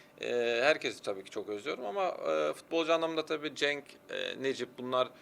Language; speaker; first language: Turkish; early bilingual, heritage; Turkish